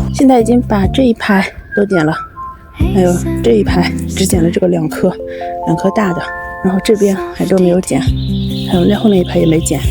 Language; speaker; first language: Chinese; native; Chinese